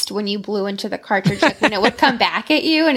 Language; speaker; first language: English; native; English